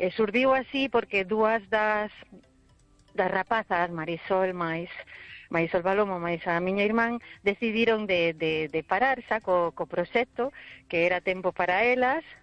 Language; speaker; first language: Galician; early bilingual, heritage; Galician